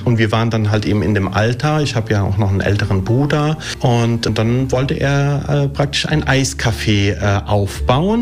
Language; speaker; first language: German; early bilingual, other home language; Italian